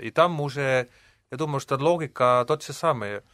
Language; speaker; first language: Russian; non-native, local second language; Estonian